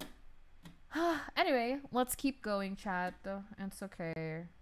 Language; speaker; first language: English; non-native, local second language; Filipino